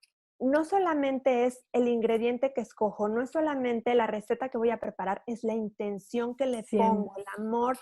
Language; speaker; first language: Spanish; native; Spanish